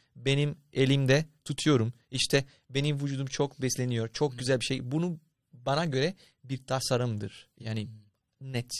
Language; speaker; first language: Turkish; non-native, fluent; English